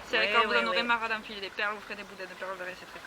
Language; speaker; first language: French; native; French